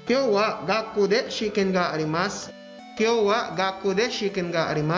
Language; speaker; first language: Japanese; non-native, fluent; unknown